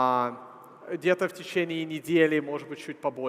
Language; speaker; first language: Russian; early bilingual, heritage; Russian